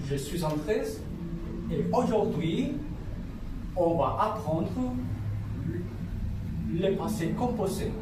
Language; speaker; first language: French; non-native, fluent; Spanish